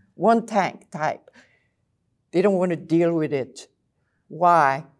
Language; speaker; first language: English; non-native, fluent; French